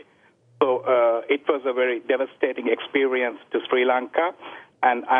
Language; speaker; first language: English; non-native, local second language; Sinhala